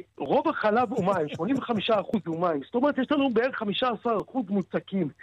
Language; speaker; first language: Hebrew; native; Hebrew